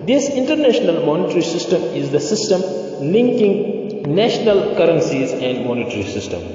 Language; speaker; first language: English; non-native, local second language; Urdu